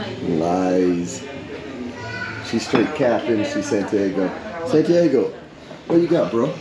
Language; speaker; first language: English; native; English